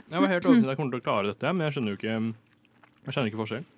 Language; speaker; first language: Norwegian; early bilingual, other home language; Vietnamese